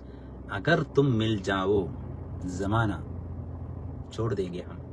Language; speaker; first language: Hindi; non-native, local second language; Malayalam